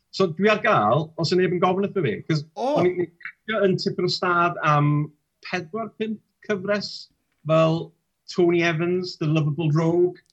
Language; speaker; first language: Welsh; native; Welsh